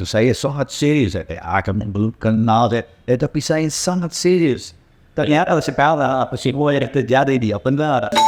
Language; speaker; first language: Indonesian; non-native, learner; Dutch